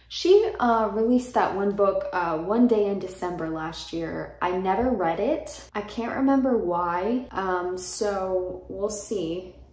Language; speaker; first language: English; native; English